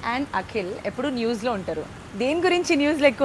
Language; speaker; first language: Telugu; native; Telugu